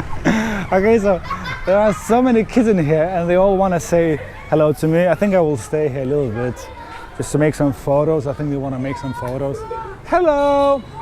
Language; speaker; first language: English; non-native, fluent; Lithuanian